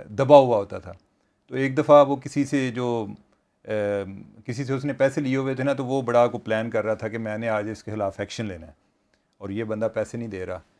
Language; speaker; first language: Urdu; non-native, local second language; Punjabi